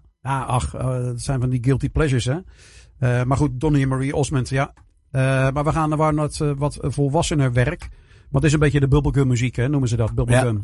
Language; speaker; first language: Dutch; native; Dutch